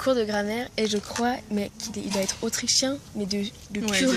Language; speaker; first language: French; native; French